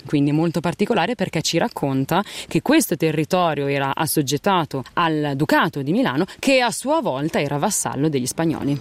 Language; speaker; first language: Italian; native; Italian